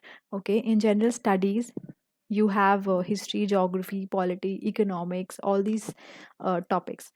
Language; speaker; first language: English; non-native, local second language; Hindi